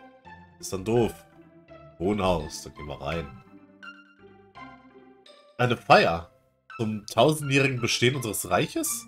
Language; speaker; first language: German; native; German